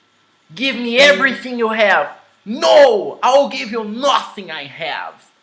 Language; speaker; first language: English; non-native, fluent; Portuguese